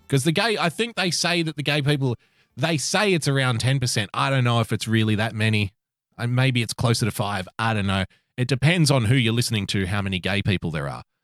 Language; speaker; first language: English; native; English